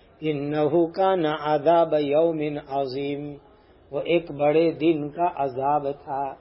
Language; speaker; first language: Urdu; non-native, local second language; Gujarati